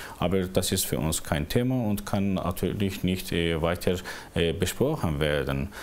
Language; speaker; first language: German; non-native, fluent; Azerbaijani